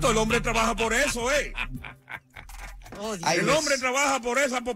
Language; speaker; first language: Spanish; native; Spanish